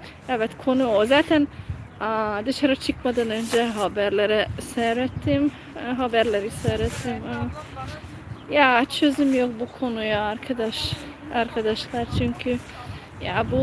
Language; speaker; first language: Turkish; non-native, fluent; Hungarian